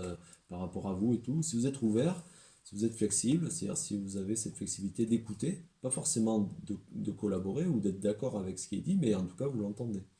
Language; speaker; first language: French; native; French